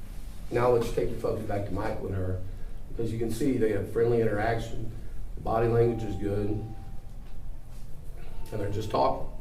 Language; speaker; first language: English; native; English